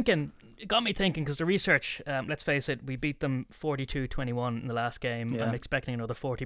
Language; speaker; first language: English; native; English